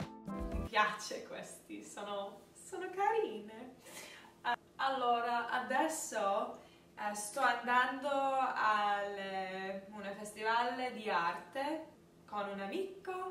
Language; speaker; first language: Italian; non-native, learner; English